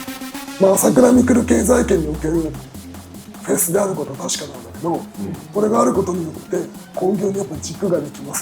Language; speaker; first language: Japanese; native; Japanese